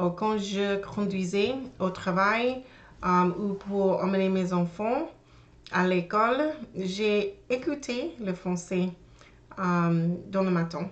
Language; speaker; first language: French; non-native, learner; English